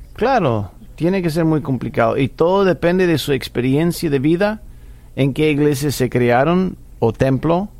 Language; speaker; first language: Spanish; non-native, fluent; English